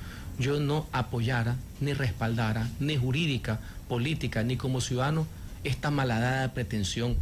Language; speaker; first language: Spanish; native; Spanish